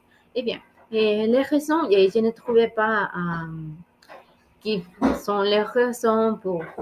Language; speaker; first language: French; non-native, learner; Spanish